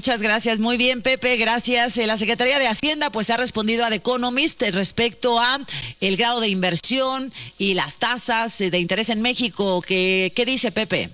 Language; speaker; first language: Spanish; native; Spanish